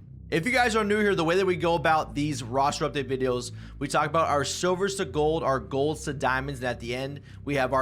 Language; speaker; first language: English; native; English